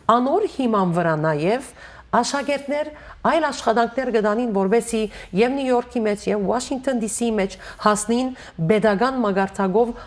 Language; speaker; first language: Armenian; native; Armenian